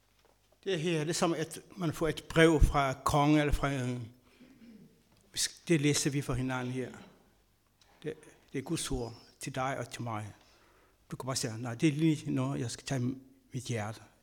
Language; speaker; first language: Danish; non-native, fluent; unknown